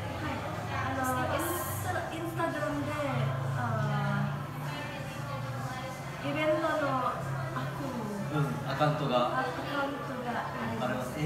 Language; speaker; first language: Japanese; non-native, learner; Indonesian